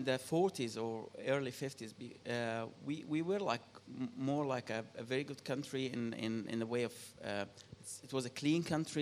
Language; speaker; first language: English; non-native, fluent; Arabic